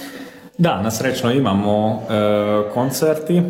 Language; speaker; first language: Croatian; non-native, local second language; Hungarian